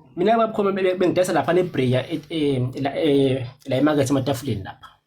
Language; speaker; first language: Zulu; non-native, local second language; Xhosa